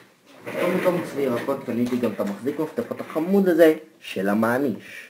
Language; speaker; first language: Hebrew; native; Hebrew